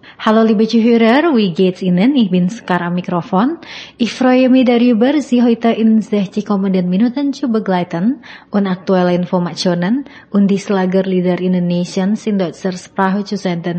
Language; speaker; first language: German; non-native, fluent; Indonesian